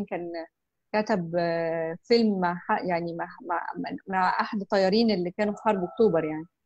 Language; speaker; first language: Arabic; native; Arabic